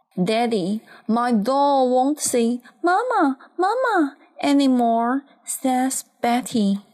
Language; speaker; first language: English; non-native, fluent; Chinese